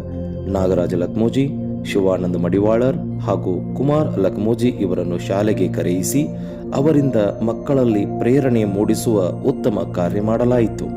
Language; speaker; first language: Kannada; native; Kannada